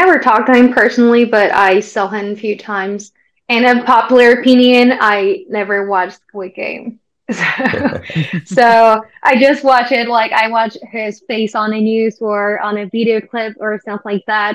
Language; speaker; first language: English; non-native, fluent; Korean